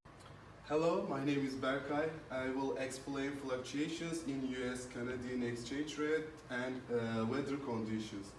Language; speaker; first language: English; non-native, learner; Turkish